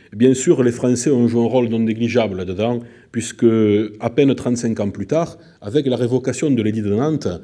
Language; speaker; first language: French; native; French